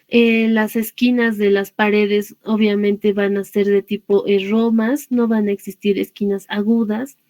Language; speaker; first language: Spanish; native; Spanish